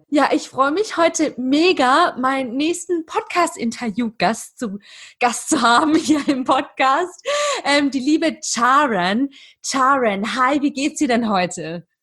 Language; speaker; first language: German; native; German